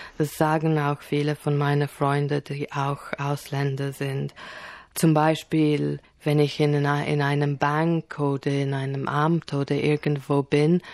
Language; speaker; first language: German; non-native, fluent; Polish